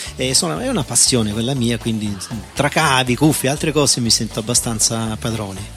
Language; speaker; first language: Italian; native; Italian